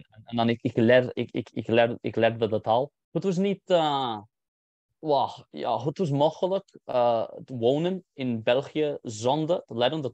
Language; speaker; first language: Dutch; non-native, learner; English